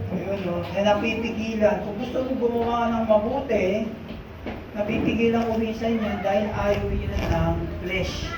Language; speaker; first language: Filipino; native; Filipino